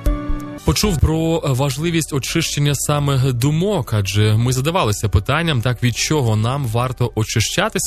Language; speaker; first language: Ukrainian; native; Ukrainian